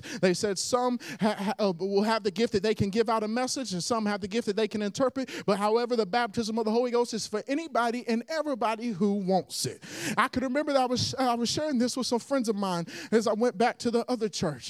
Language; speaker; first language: English; native; English